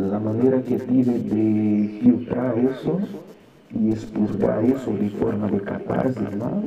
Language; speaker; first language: Spanish; non-native, learner; Portuguese